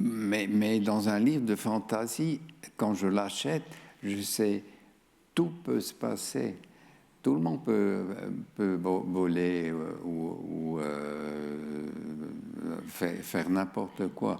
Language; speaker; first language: French; non-native, fluent; German